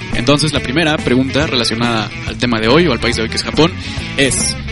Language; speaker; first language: Spanish; native; Spanish